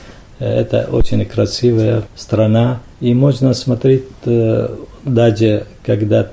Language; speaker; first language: Russian; non-native, fluent; Arabic